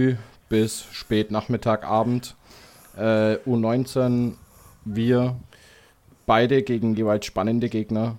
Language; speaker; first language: German; native; German